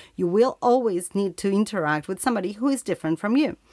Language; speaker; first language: English; non-native, fluent; Spanish